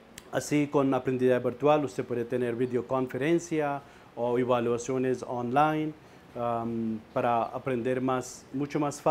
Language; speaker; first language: Spanish; non-native, learner; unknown